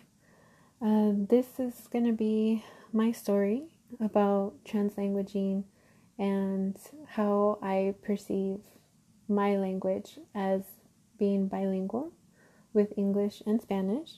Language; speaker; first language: English; early bilingual, other home language; Spanish